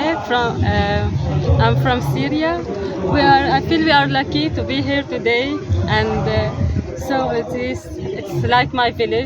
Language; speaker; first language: English; non-native, learner; Arabic